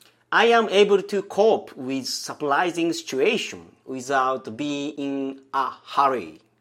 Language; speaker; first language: English; non-native, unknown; Japanese